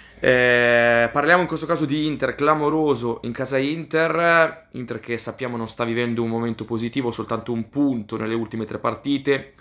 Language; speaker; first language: Italian; native; Italian